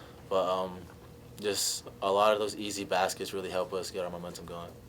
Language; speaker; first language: English; native; English